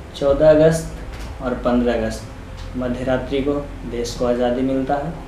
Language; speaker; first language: Hindi; native; Hindi